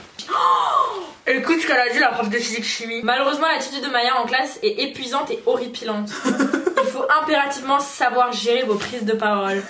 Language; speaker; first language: French; native; French